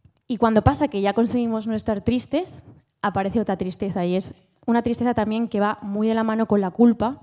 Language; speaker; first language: Spanish; native; Spanish